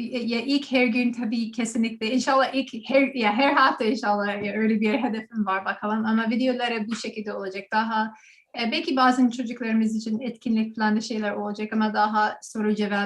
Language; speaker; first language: Turkish; non-native, learner; English